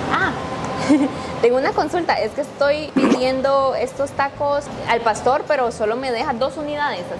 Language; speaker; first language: Spanish; native; Spanish